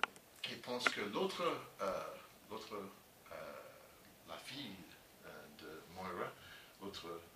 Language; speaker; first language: French; non-native, learner; English